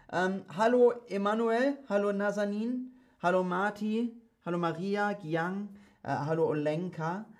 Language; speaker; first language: German; non-native, fluent; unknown